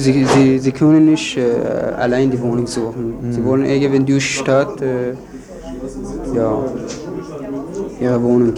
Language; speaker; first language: German; non-native, fluent; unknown